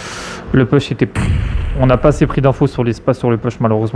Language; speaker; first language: French; native; French